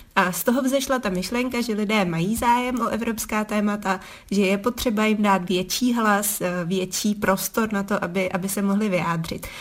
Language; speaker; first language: Czech; native; Czech